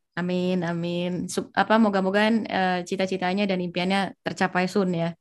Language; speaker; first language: Indonesian; native; Indonesian